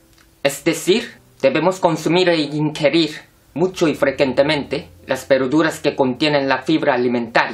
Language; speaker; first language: Spanish; non-native, fluent; Korean